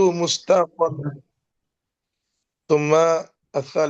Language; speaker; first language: Arabic; non-native, learner; Indonesian